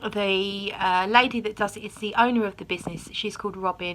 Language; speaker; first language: English; native; English